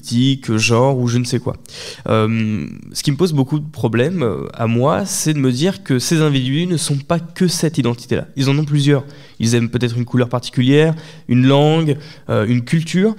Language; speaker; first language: French; native; French